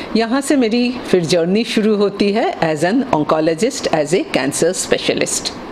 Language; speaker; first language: Hindi; non-native, local second language; Bangla